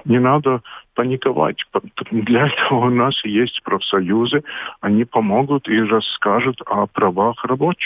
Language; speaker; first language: Russian; non-native, local second language; Latvian